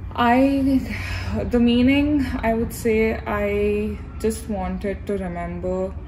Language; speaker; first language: English; non-native, local second language; Telugu